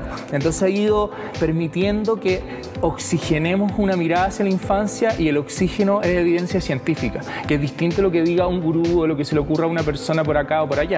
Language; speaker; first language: Spanish; native; Spanish